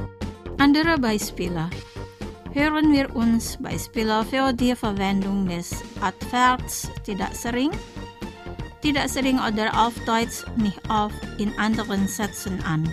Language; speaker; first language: German; non-native, fluent; Indonesian